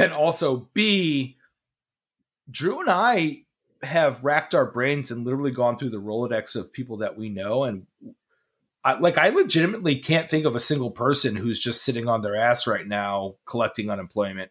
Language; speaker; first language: English; native; English